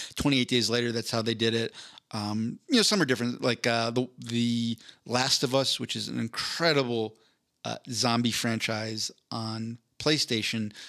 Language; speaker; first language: English; native; English